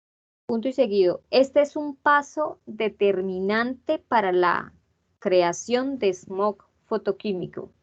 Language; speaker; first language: Spanish; native; Spanish